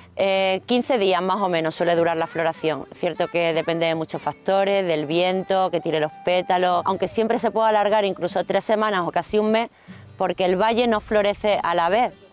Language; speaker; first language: Spanish; native; Spanish